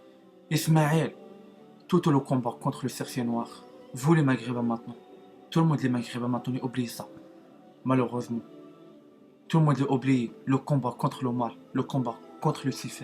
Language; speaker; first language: French; non-native, learner; Arabic